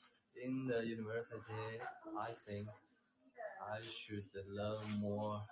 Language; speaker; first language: English; non-native, learner; Chinese